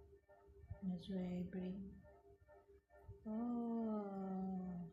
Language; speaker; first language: English; non-native, local second language; Filipino